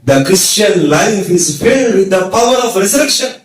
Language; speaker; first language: English; non-native, local second language; Telugu